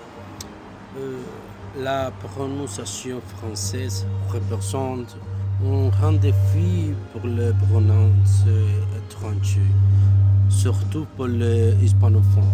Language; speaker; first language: French; non-native, learner; Spanish